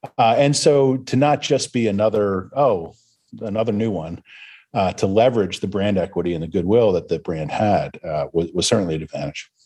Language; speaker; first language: English; native; English